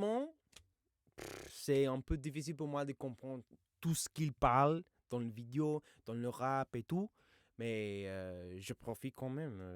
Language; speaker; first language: French; non-native, fluent; English